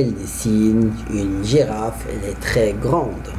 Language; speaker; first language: French; non-native, fluent; Arabic